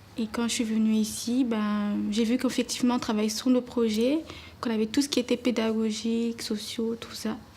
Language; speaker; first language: French; native; French